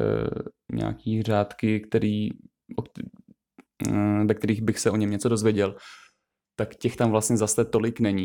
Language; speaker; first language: Czech; native; Czech